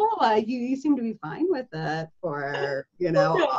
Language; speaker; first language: English; native; English